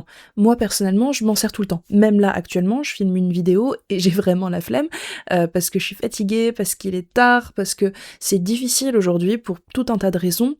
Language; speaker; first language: French; native; French